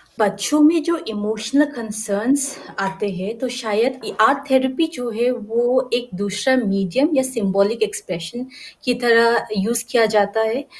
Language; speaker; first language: Hindi; non-native, local second language; Garo